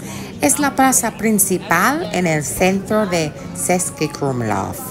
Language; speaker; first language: Spanish; non-native, fluent; English